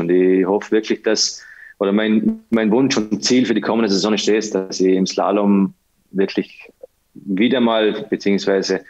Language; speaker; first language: German; native; German